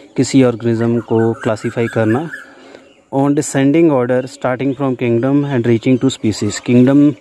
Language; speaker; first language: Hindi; non-native, local second language; Punjabi